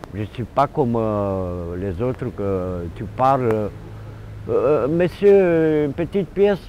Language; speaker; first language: French; non-native, fluent; Romanian